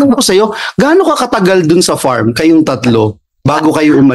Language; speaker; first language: Filipino; native; Filipino